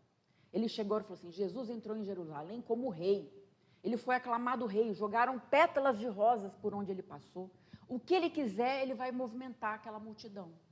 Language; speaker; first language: Portuguese; native; Portuguese